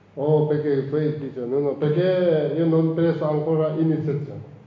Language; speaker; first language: Italian; non-native, learner; Tibetan